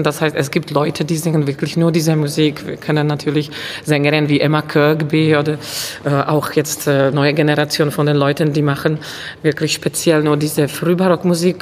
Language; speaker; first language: German; non-native, fluent; Czech